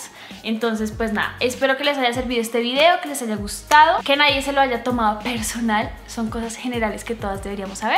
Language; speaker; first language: Spanish; native; Spanish